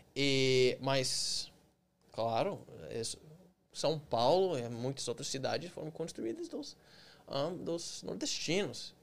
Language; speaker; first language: Portuguese; non-native, fluent; English